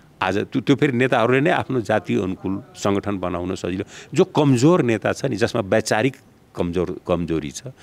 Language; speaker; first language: Nepali; non-native, local second language; Bhojpuri